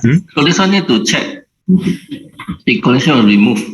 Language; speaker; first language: English; non-native, local second language; Chinese